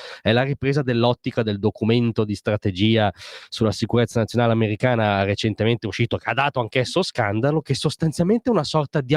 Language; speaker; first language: Italian; native; Italian